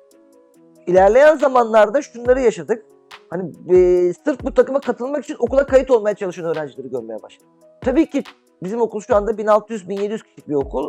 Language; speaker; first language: Turkish; native; Turkish